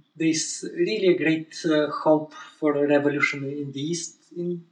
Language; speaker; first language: English; non-native, fluent; Bulgarian